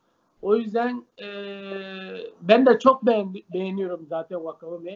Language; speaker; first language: Turkish; non-native, learner; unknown